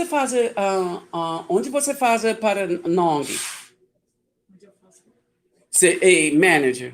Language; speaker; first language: Portuguese; non-native, learner; English